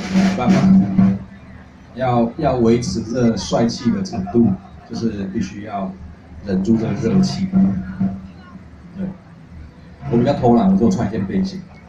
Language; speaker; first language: Chinese; native; Chinese